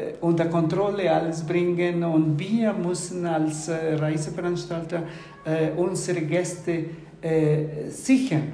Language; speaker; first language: German; non-native, fluent; Spanish